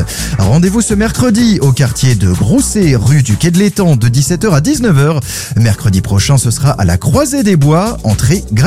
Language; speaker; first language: French; native; French